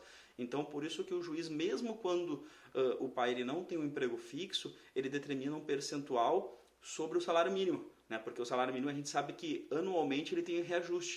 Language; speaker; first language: Portuguese; native; Portuguese